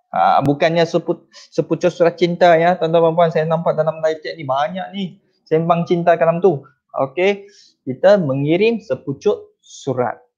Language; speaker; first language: Malay; non-native, local second language; Chinese